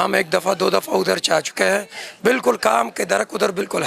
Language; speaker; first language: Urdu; non-native, local second language; Pashto